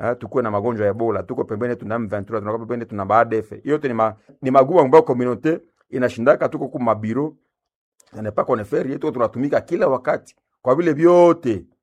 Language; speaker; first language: Swahili; non-native, local second language; Nande